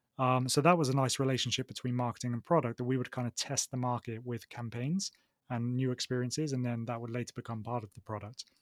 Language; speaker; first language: English; native; English